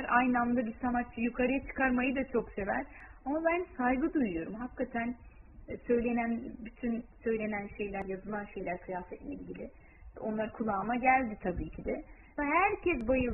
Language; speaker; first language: Turkish; early bilingual, heritage; Turkish